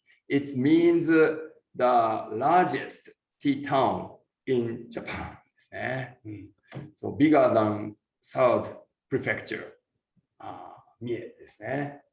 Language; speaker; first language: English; non-native, learner; Japanese